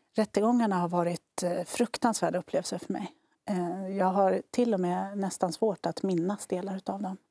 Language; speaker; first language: Swedish; native; Swedish